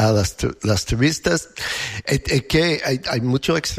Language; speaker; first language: Spanish; non-native, learner; English